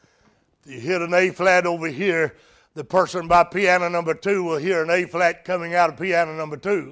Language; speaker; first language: English; native; English